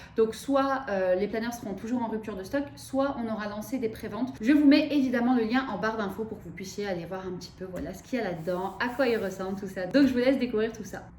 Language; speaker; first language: French; early bilingual, other home language; Arabic